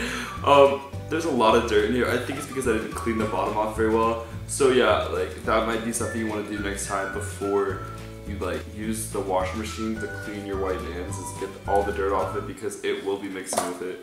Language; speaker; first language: English; native; English